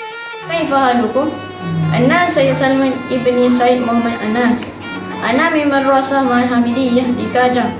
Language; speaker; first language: Arabic; non-native, learner; Malay